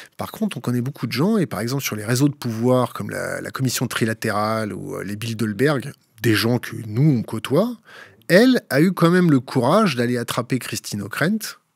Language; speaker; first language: French; native; French